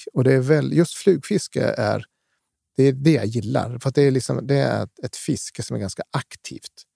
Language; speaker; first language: Swedish; native; Swedish